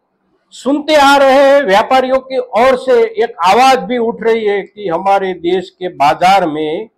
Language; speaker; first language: Hindi; non-native, local second language; Gujarati